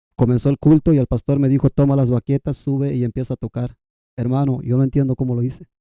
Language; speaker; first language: Spanish; non-native, local second language; Kʼicheʼ